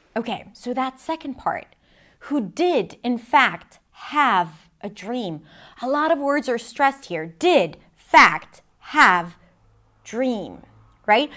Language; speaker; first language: English; non-native, fluent; Hebrew